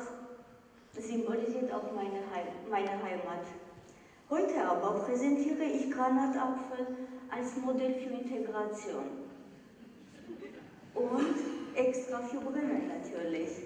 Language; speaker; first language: German; non-native, fluent; Armenian